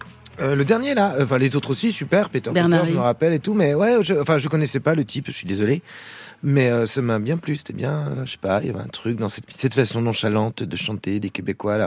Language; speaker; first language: French; native; French